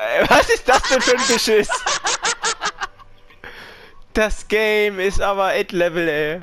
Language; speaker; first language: German; native; German